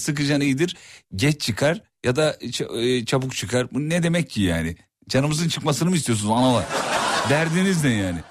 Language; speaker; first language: Turkish; native; Turkish